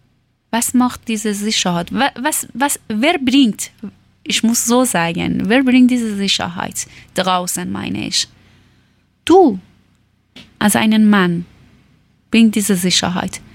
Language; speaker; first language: German; non-native, learner; Persian